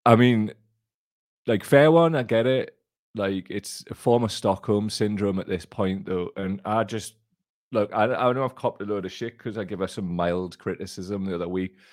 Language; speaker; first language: English; native; English